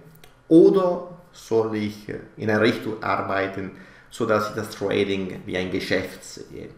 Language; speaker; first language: German; non-native, fluent; Italian